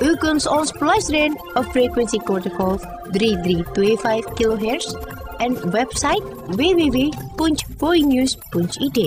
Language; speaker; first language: Dutch; non-native, fluent; Indonesian